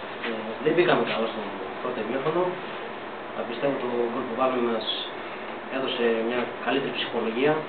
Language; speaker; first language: Greek; non-native, fluent; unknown